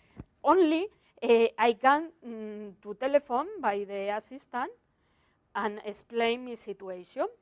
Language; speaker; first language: English; non-native, learner; Spanish